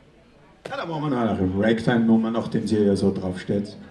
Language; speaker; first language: German; native; German